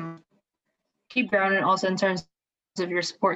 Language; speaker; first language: English; non-native, local second language; Filipino